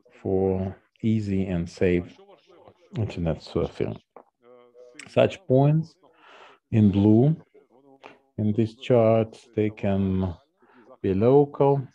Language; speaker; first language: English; non-native, learner; Hindi